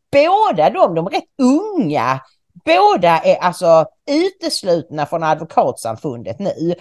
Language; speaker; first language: Swedish; native; Swedish